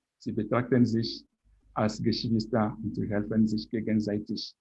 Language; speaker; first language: German; non-native, fluent; French